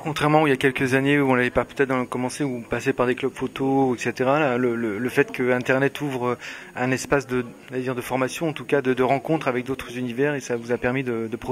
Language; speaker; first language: French; native; French